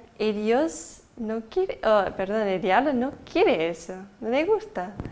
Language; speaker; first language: Spanish; non-native, fluent; English